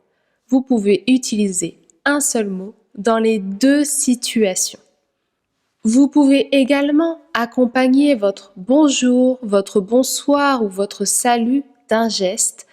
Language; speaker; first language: French; native; French